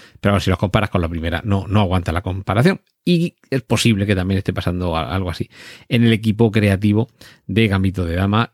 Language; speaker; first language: Spanish; native; Spanish